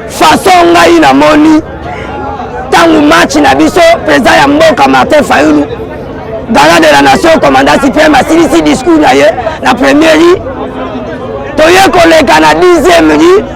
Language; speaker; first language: Lingala; native; Lingala